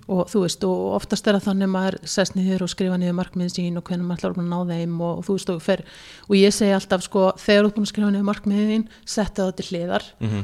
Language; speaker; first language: Icelandic; early bilingual, heritage; Icelandic